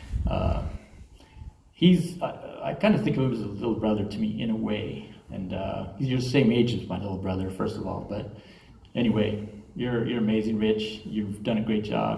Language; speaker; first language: English; native; English